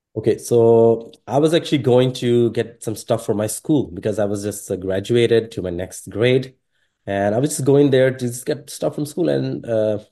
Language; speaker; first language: English; non-native, local second language; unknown